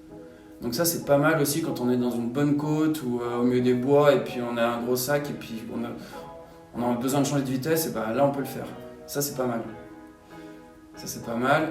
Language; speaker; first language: French; native; French